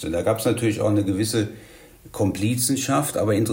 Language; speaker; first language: German; native; German